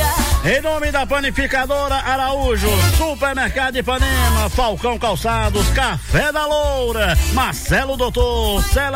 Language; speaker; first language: Portuguese; native; Portuguese